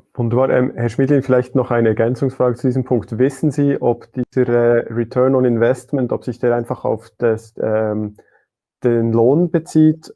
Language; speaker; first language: German; native; German